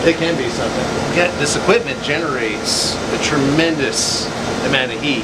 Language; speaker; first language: English; native; English